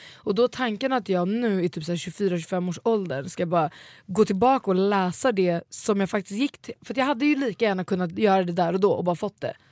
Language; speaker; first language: Swedish; early bilingual, other home language; Kurdish